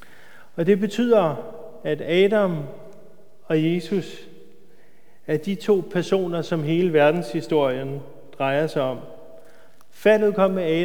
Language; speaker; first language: Danish; native; Danish